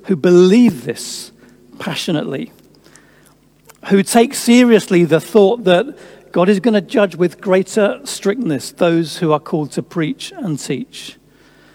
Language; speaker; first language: English; native; English